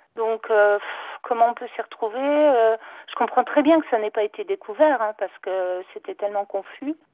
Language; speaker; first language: French; native; French